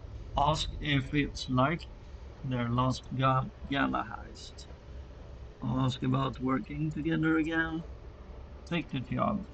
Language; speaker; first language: English; non-native, fluent; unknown